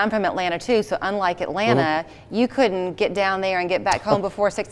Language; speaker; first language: English; native; English